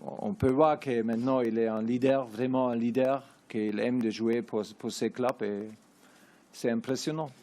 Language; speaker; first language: French; non-native, learner; German